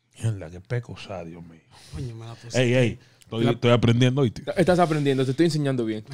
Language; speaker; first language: Spanish; early bilingual, other home language; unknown